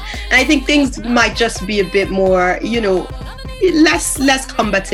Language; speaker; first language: English; non-native, local second language; Yoruba